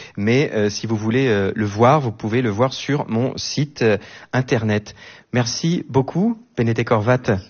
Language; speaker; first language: French; native; French